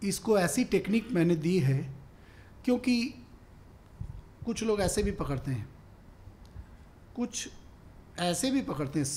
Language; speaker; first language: Hindi; native; Hindi